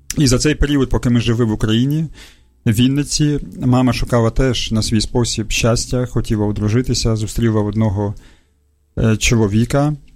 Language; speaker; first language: Ukrainian; early bilingual, other home language; Russian